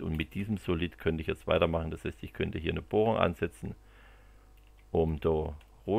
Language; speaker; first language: German; native; German